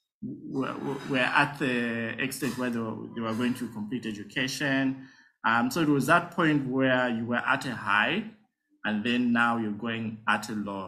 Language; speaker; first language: English; non-native, local second language; Nyanja